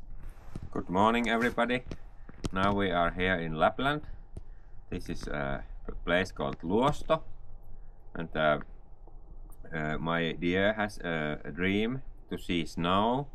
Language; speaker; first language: English; non-native, learner; Finnish